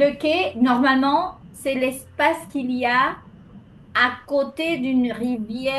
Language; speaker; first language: French; non-native, fluent; Spanish